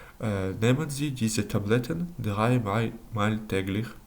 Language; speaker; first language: German; non-native, learner; Ukrainian